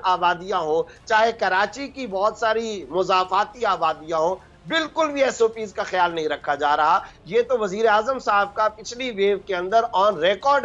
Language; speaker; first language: Urdu; native; Urdu